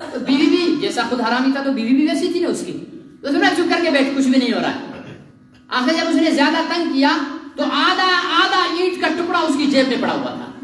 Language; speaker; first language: Urdu; non-native, local second language; Sindhi